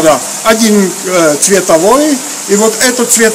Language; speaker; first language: Russian; non-native, fluent; Czech